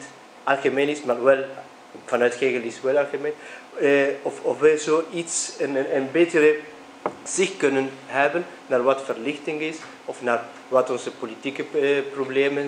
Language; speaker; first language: Dutch; non-native, fluent; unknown